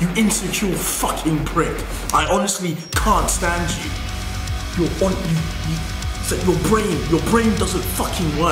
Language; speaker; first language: English; native; English